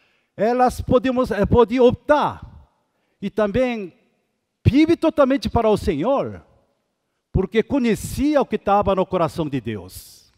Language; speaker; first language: Portuguese; non-native, fluent; Korean